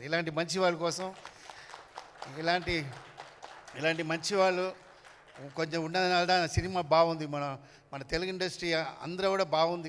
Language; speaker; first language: Telugu; non-native, learner; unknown